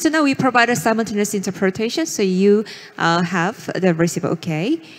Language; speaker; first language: English; non-native, fluent; Korean